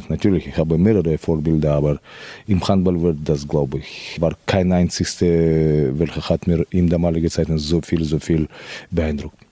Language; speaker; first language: German; non-native, fluent; Russian